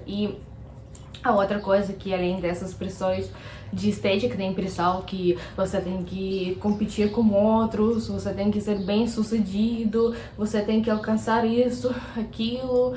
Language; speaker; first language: Portuguese; non-native, fluent; Russian